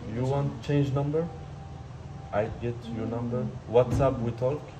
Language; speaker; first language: English; non-native, fluent; Persian